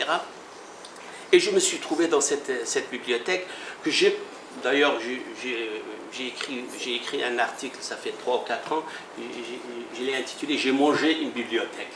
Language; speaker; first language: French; non-native, local second language; Arabic